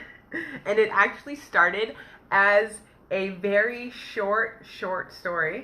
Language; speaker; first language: English; native; English